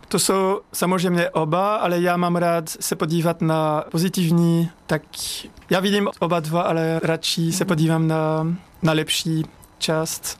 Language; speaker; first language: Czech; non-native, learner; French